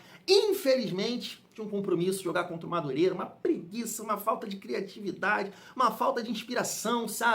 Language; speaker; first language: Portuguese; native; Portuguese